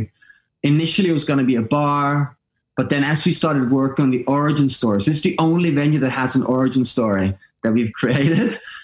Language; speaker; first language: English; non-native, fluent; Norwegian